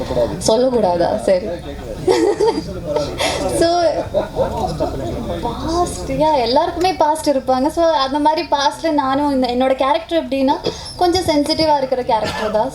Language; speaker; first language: Tamil; non-native, fluent; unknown